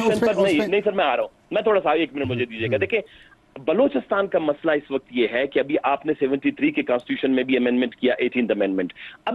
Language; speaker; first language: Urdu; non-native, local second language; Baluchi